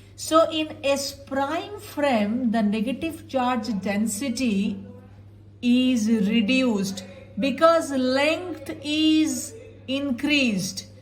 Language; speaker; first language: English; non-native, local second language; Bangla